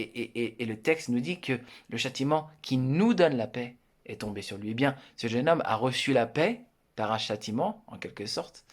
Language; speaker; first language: French; native; French